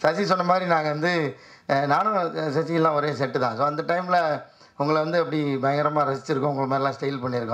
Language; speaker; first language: Tamil; native; Tamil